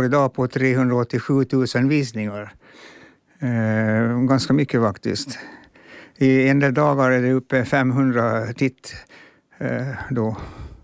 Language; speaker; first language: Swedish; non-native, local second language; Finnish